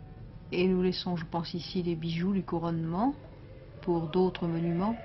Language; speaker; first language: French; native; French